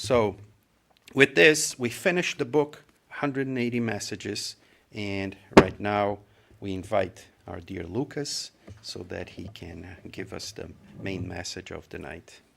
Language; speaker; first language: English; non-native, fluent; Portuguese